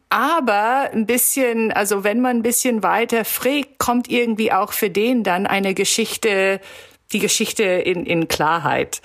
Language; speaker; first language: German; early bilingual, heritage; German